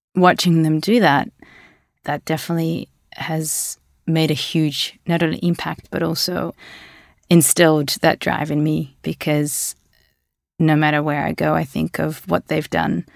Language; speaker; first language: English; early bilingual, other home language; Russian